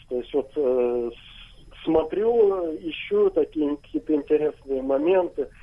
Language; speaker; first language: Russian; native; Russian